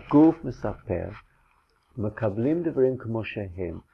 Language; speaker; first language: Hebrew; non-native, fluent; English